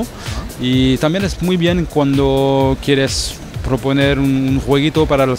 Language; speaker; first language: Spanish; non-native, fluent; French